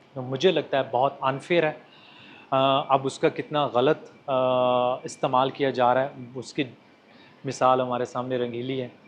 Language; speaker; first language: Urdu; non-native, local second language; Punjabi